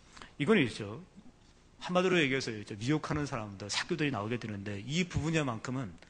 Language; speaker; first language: Korean; native; Korean